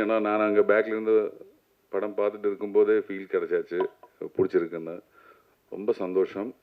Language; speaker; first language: Tamil; non-native, learner; Malayalam